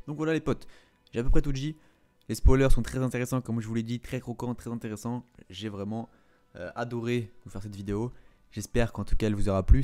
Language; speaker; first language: French; native; French